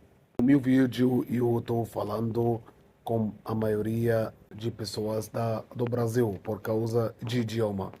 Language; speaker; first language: Portuguese; non-native, fluent; Arabic